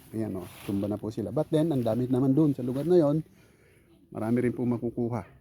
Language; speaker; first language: Filipino; non-native, local second language; Bikol